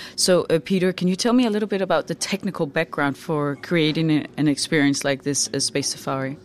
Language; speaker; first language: English; non-native, fluent; Danish